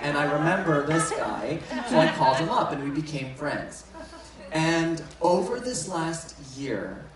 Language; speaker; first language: English; native; English